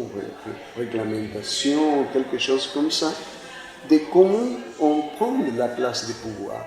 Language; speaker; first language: French; non-native, fluent; Spanish